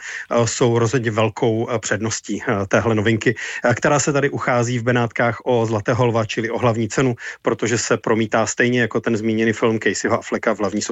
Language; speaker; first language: Czech; native; Czech